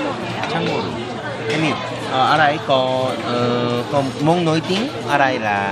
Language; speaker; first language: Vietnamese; non-native, learner; Korean